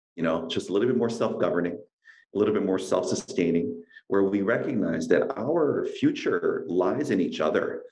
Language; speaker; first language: English; native; English